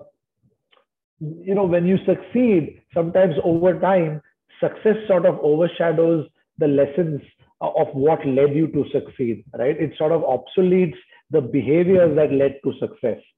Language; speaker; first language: English; non-native, local second language; Marathi